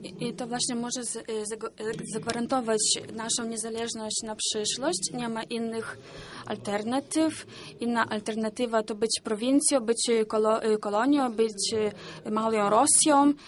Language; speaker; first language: Polish; non-native, learner; Ukrainian